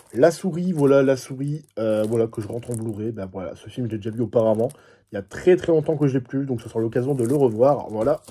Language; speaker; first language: French; native; French